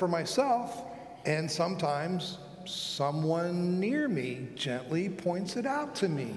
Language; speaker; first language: English; native; English